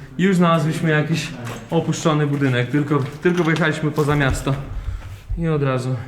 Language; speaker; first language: Polish; non-native, fluent; Russian